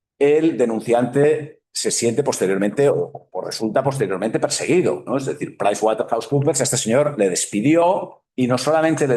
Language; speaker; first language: Spanish; native; Spanish